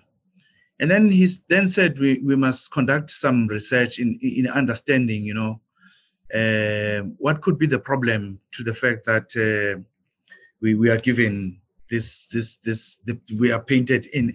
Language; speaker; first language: English; non-native, local second language; Zulu